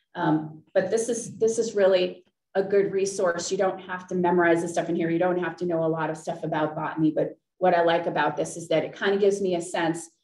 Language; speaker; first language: English; native; English